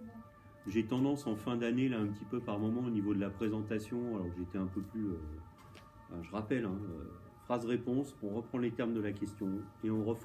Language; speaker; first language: French; native; French